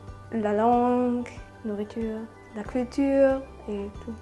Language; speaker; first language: French; non-native, learner; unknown